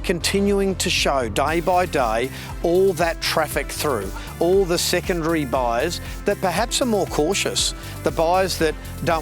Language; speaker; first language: English; native; English